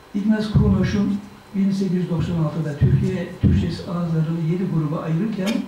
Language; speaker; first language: Turkish; native; Turkish